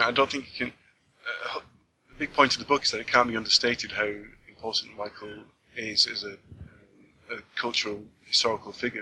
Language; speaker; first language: English; native; English